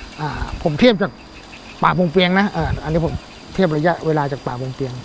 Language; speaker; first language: Thai; native; Thai